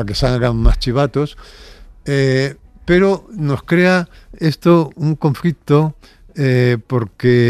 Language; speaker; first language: Spanish; native; Spanish